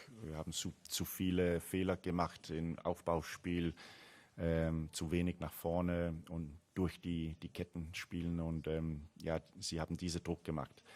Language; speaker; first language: German; non-native, learner; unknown